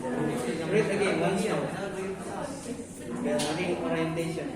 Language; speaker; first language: English; non-native, fluent; Indonesian